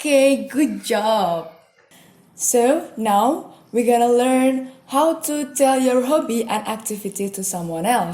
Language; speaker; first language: English; non-native, fluent; Indonesian